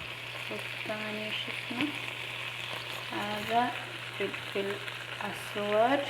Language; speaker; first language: Arabic; non-native, fluent; Oromo